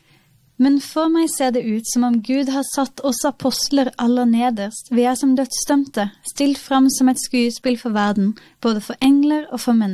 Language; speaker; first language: Norwegian; native; Norwegian